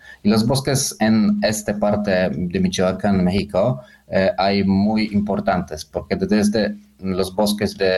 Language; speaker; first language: Spanish; non-native, learner; Polish